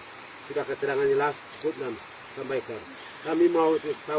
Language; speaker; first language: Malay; non-native, local second language; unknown